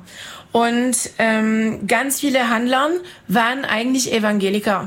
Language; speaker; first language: German; non-native, fluent; French